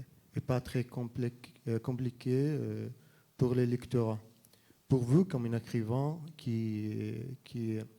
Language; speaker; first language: French; non-native, fluent; Arabic